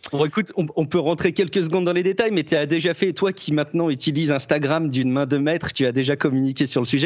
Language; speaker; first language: French; native; French